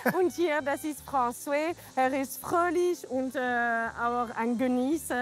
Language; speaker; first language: German; non-native, learner; French